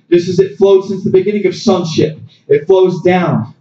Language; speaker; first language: English; native; English